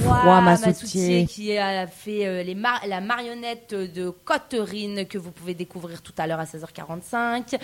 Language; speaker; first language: French; native; French